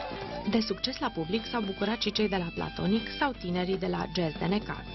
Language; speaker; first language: Romanian; native; Romanian